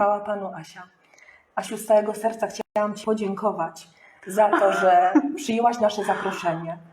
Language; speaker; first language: Polish; native; Polish